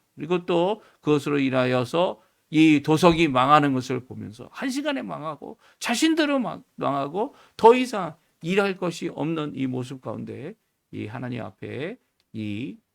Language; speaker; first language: Korean; native; Korean